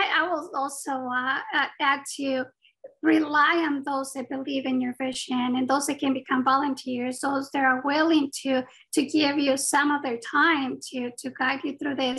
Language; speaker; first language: English; non-native, fluent; Spanish